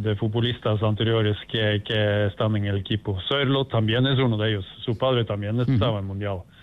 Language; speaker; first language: Spanish; non-native, fluent; Norwegian